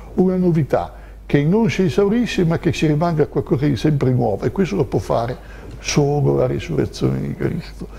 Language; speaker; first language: Italian; native; Italian